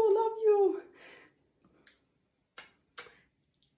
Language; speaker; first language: Spanish; non-native, learner; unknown